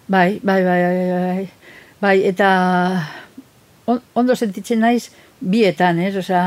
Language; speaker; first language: Basque; non-native, fluent; Catalan